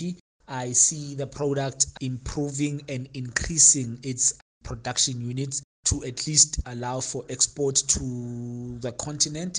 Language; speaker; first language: English; non-native, local second language; Xhosa